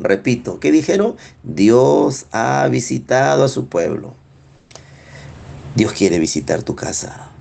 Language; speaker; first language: Spanish; native; Spanish